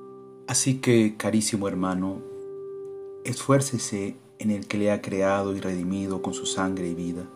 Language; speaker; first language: Spanish; native; Spanish